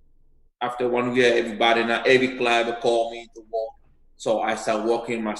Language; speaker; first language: English; non-native, learner; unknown